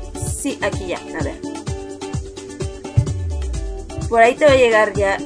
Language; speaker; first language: Spanish; native; Spanish